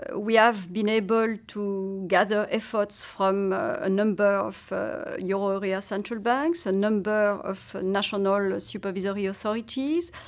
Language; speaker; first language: English; non-native, fluent; French